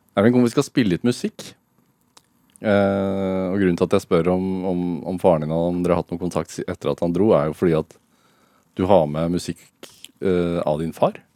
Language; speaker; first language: Norwegian; native; Norwegian